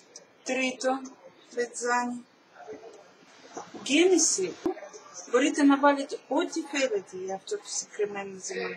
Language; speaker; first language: Greek; non-native, learner; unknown